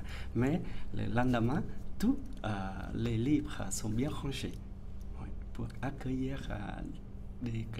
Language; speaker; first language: French; non-native, fluent; Vietnamese